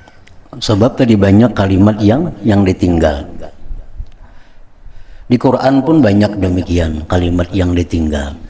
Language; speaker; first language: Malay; non-native, local second language; Banjar